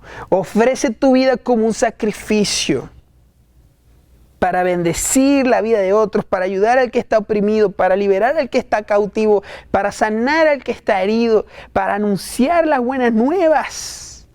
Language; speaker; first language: Spanish; native; Spanish